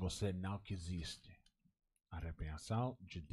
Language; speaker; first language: Portuguese; non-native, learner; Spanish